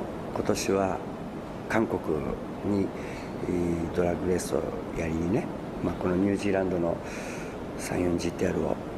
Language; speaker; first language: Japanese; native; Japanese